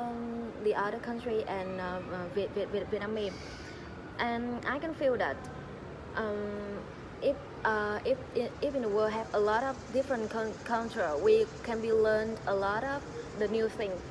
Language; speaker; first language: English; non-native, learner; Vietnamese